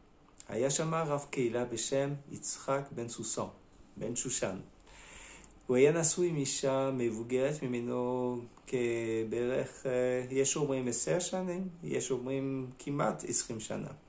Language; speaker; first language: Hebrew; non-native, fluent; French